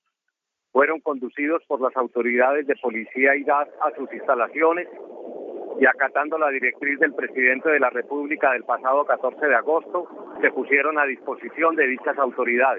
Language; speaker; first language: Spanish; native; Spanish